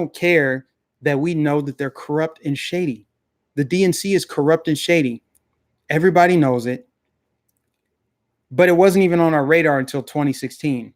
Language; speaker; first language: English; native; English